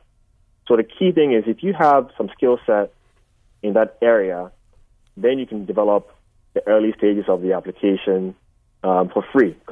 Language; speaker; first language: English; non-native, local second language; Akan